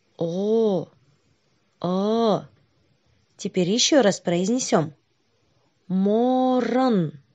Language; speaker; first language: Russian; non-native, local second language; Kazakh